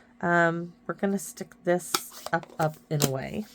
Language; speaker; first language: English; native; English